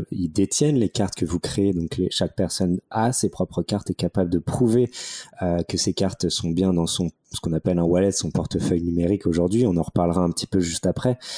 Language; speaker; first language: French; native; French